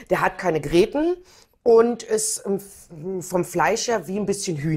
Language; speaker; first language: German; native; German